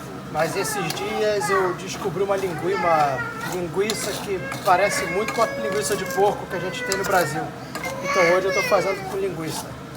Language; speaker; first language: Portuguese; native; Portuguese